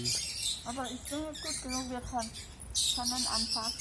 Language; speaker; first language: German; non-native, learner; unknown